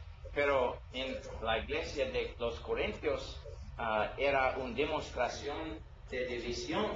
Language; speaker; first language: Spanish; non-native, learner; English